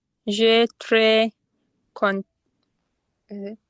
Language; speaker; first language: French; non-native, learner; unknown